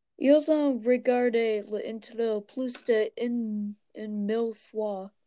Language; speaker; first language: French; non-native, learner; English